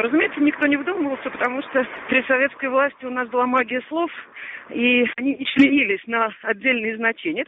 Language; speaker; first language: Russian; native; Russian